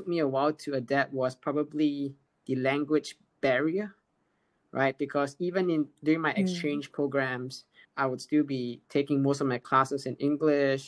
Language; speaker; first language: English; native; English